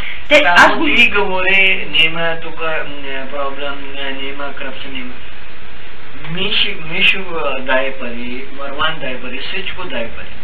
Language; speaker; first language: Bulgarian; non-native, learner; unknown